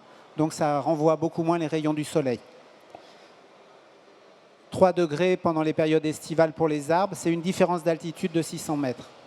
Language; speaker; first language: French; native; French